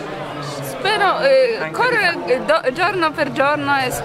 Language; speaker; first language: Italian; non-native, learner; Polish